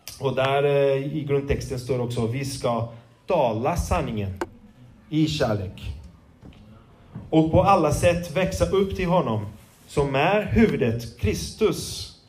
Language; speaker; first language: Swedish; non-native, fluent; Portuguese